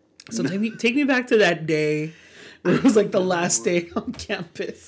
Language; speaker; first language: English; early bilingual, other home language; Spanish